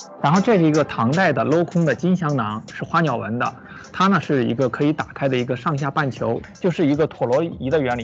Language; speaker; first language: Chinese; native; Chinese